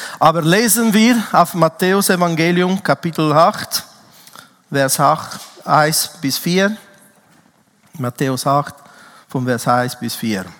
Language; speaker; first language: German; non-native, fluent; Italian